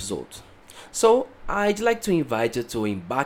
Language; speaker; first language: English; non-native, learner; Portuguese